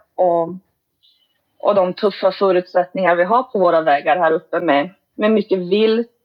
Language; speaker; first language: Swedish; native; Swedish